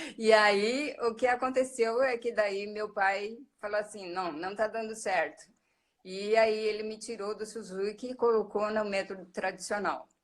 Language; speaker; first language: Portuguese; early bilingual, other home language; Japanese